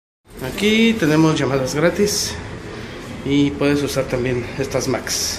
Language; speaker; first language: Spanish; native; Spanish